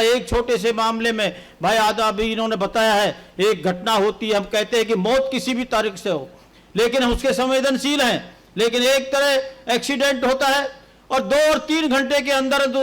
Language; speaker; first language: Hindi; native; Hindi